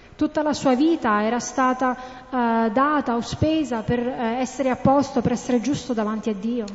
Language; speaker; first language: Italian; non-native, fluent; English